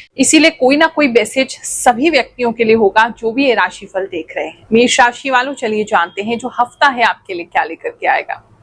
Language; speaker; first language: Hindi; native; Hindi